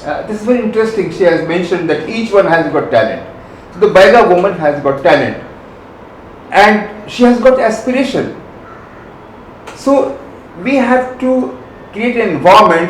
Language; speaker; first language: English; non-native, local second language; Bangla